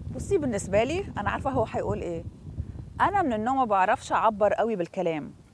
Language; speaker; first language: Arabic; native; Arabic